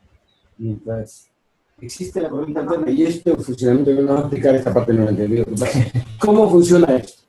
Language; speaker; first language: Spanish; native; Spanish